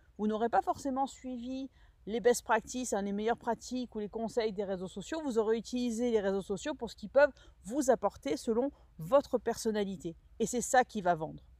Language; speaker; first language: French; native; French